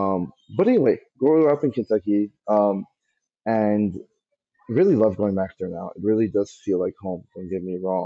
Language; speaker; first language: English; early bilingual, other home language; Persian